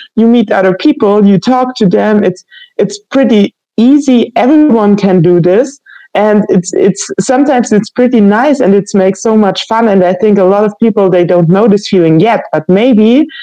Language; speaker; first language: English; non-native, fluent; German